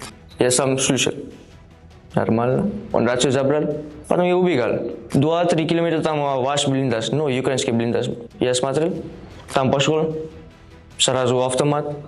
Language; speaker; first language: Russian; non-native, learner; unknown